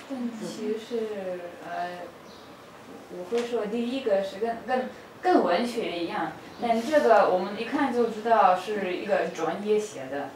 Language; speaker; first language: Chinese; non-native, fluent; Russian